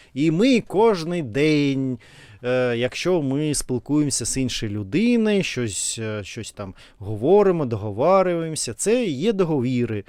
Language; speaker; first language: Ukrainian; non-native, learner; Russian